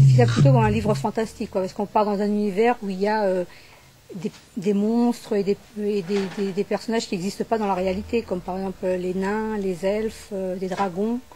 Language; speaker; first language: French; non-native, fluent; Portuguese